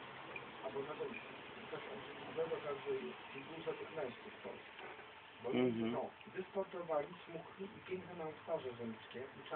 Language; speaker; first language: Polish; native; Polish